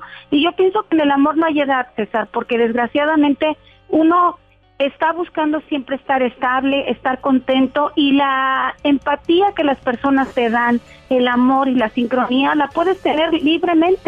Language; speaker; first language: Spanish; native; Spanish